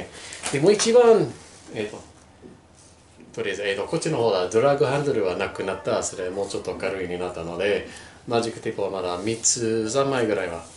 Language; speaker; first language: Japanese; non-native, learner; English